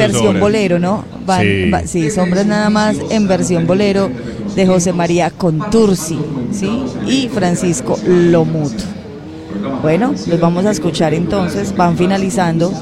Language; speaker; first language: Spanish; native; Spanish